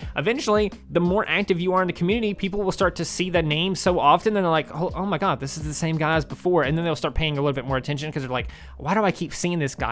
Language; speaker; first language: English; native; English